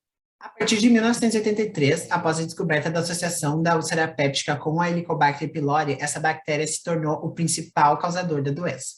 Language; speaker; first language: Portuguese; native; Portuguese